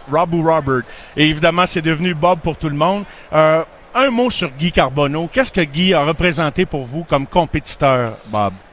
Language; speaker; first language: French; native; French